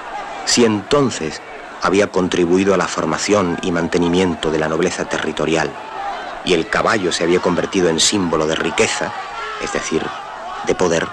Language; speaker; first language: Spanish; native; Spanish